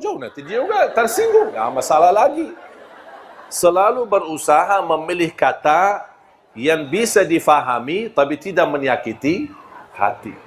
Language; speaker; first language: Malay; non-native, fluent; Arabic